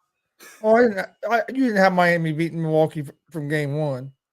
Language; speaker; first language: English; native; English